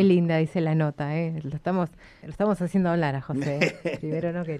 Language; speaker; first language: Spanish; native; Spanish